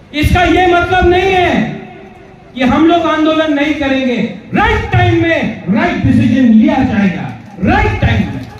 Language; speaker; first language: Hindi; non-native, local second language; Kok Borok